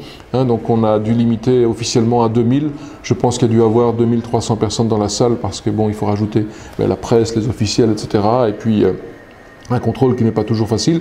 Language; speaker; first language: French; native; French